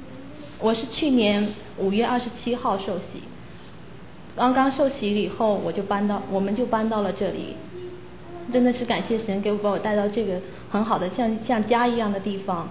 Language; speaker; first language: Chinese; native; Chinese